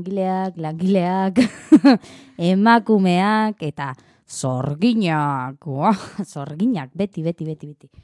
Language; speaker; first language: Basque; non-native, learner; Spanish